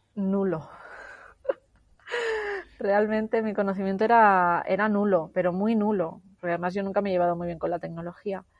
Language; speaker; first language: Spanish; native; Spanish